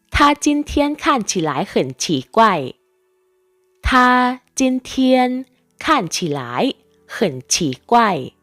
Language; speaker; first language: Chinese; non-native, fluent; Thai